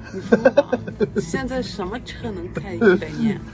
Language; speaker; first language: Chinese; non-native, fluent; French